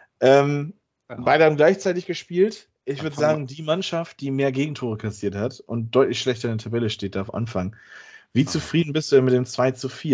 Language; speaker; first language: German; native; German